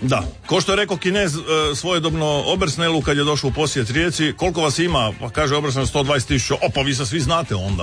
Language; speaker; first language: Serbian; native; Serbian